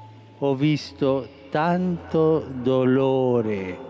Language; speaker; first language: Italian; non-native, fluent; Spanish